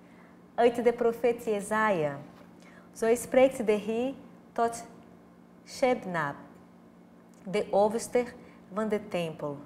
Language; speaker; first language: Dutch; non-native, fluent; Portuguese